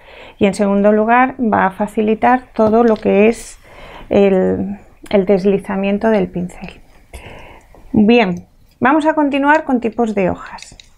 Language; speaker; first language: Spanish; native; Spanish